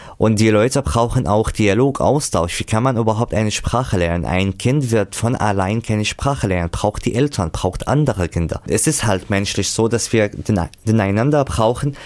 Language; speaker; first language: German; non-native, fluent; Arabic